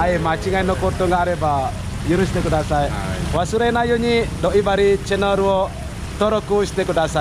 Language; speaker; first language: Japanese; non-native, fluent; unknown